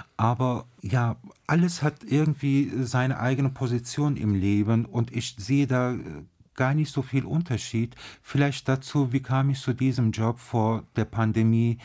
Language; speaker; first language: German; early bilingual, other home language; Turkish